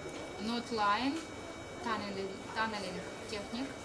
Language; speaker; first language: English; non-native, learner; Russian